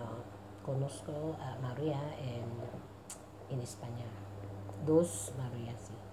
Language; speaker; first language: Spanish; non-native, learner; Thai